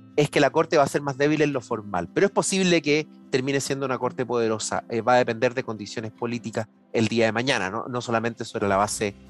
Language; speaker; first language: Spanish; native; Spanish